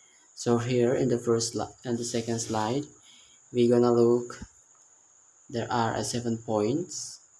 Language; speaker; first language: English; non-native, learner; Indonesian